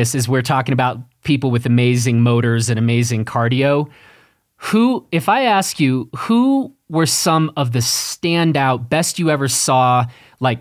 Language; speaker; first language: English; native; English